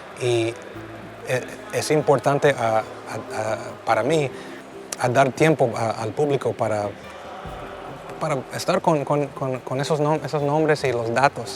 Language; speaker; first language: Spanish; early bilingual, heritage; Spanish